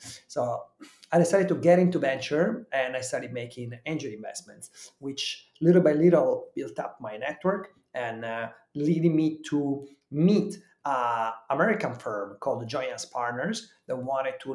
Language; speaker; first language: English; non-native, fluent; Italian